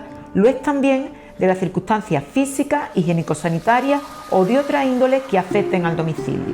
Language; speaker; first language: Spanish; native; Spanish